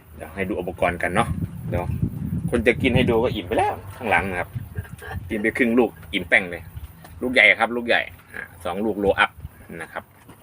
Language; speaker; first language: Thai; non-native, local second language; Northeastern Thai